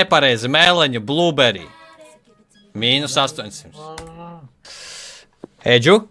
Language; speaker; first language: Latvian; native; Latvian